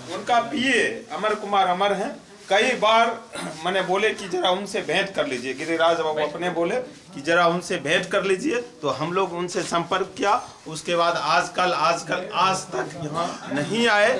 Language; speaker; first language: Hindi; native; Hindi